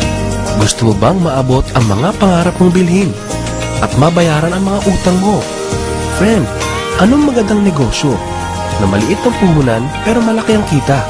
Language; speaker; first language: Filipino; native; Filipino